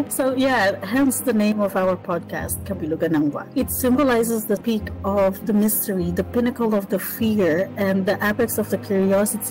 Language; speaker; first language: English; non-native, local second language; Filipino